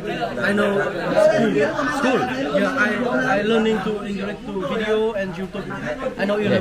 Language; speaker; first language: English; non-native, learner; Vietnamese